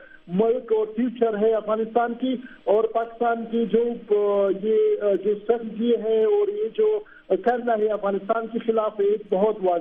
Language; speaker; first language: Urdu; non-native, fluent; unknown